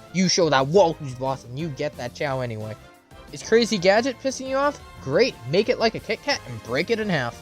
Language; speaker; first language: English; native; English